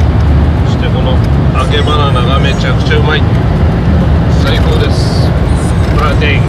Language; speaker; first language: Japanese; native; Japanese